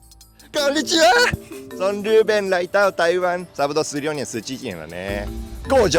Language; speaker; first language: Chinese; non-native, fluent; Japanese